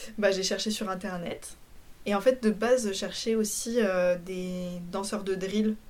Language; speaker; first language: French; early bilingual, other home language; Polish